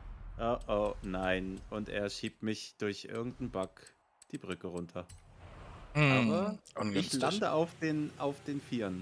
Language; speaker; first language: German; native; German